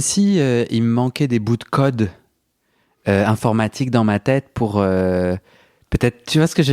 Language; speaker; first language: French; native; French